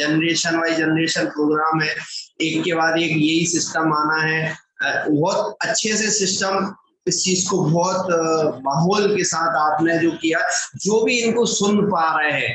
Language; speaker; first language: Hindi; native; Hindi